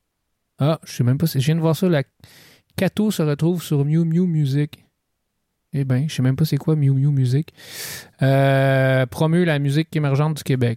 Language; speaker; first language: French; native; French